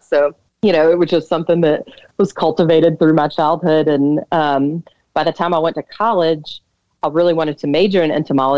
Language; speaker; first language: English; native; English